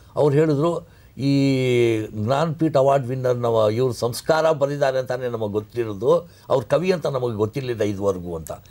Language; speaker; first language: Kannada; non-native, local second language; Urdu